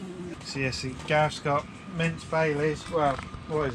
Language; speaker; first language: English; native; English